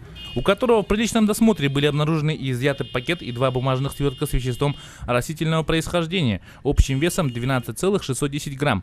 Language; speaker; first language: Russian; native; Russian